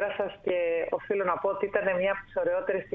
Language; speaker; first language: Greek; native; Greek